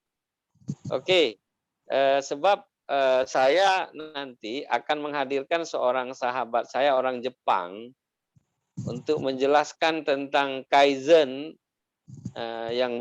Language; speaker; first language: Indonesian; native; Indonesian